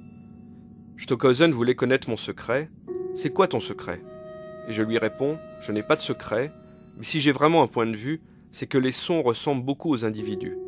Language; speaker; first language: French; native; French